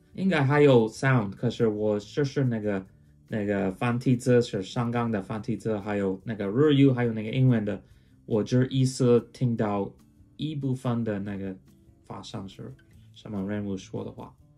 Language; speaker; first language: Chinese; non-native, fluent; English